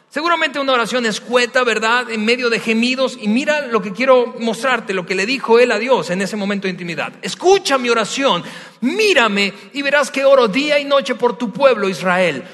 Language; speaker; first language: Spanish; native; Spanish